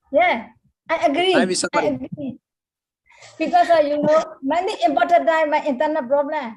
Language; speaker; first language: English; non-native, learner; Burmese